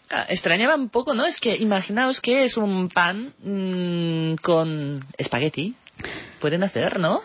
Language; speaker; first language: Spanish; non-native, fluent; Japanese